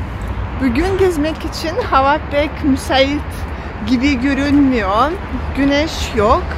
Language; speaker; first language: Turkish; non-native, fluent; Russian